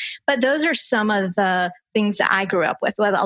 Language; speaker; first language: English; early bilingual, other home language; Spanish